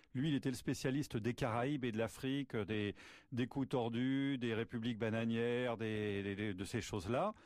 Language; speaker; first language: French; native; French